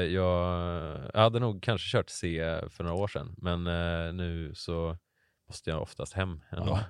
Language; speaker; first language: Swedish; native; Swedish